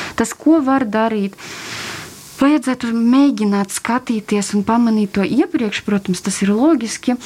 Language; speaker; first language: Latvian; non-native, local second language; Russian